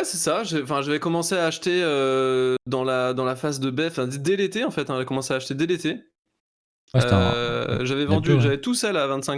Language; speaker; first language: French; native; French